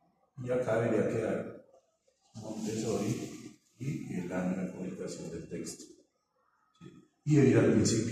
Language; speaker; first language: Spanish; native; Spanish